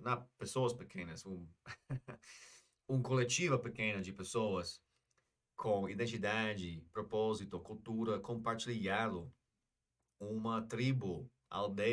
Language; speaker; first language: Portuguese; non-native, fluent; English